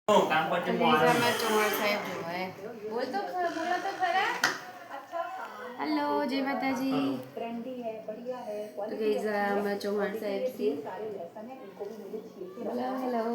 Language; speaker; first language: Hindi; non-native, local second language; Gujarati